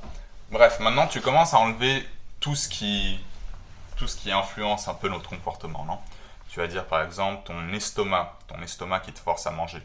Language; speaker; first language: French; native; French